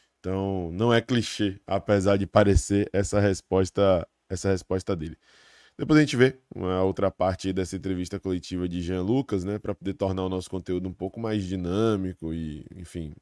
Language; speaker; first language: Portuguese; native; Portuguese